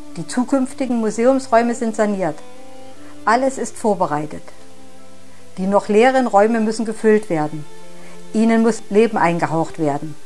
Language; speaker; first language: German; native; German